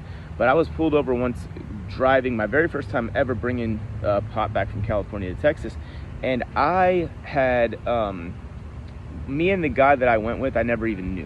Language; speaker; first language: English; native; English